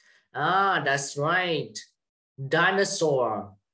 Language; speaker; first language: English; non-native, fluent; Vietnamese